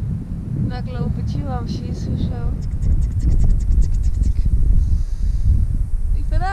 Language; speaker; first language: Polish; non-native, fluent; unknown